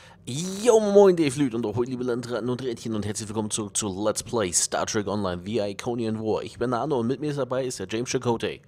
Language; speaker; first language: German; native; German